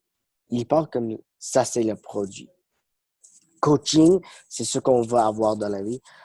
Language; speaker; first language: French; non-native, fluent; English